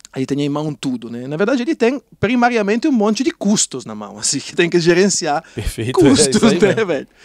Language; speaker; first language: Portuguese; non-native, fluent; Italian